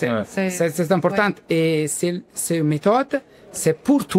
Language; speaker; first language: French; non-native, learner; Italian